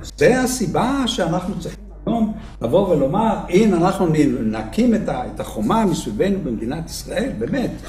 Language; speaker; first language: Hebrew; native; Hebrew